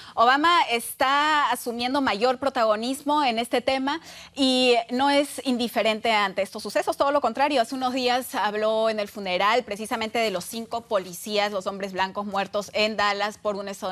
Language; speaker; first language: Spanish; native; Spanish